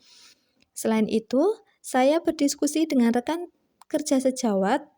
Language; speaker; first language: Indonesian; native; Indonesian